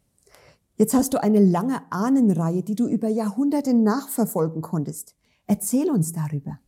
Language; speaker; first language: German; native; German